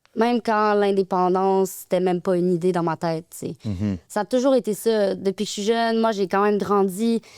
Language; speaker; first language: French; native; French